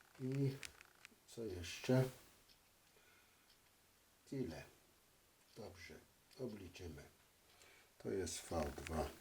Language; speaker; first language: Polish; non-native, fluent; French